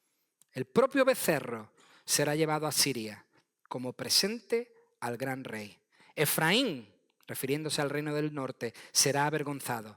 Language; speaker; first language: Spanish; native; Spanish